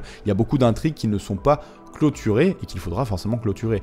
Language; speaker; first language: French; native; French